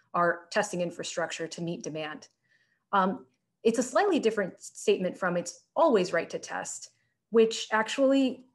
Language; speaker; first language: English; native; English